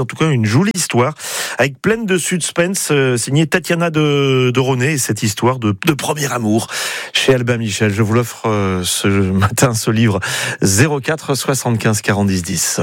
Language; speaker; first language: French; native; French